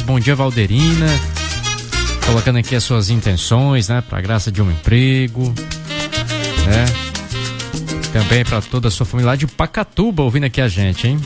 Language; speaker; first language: Portuguese; native; Portuguese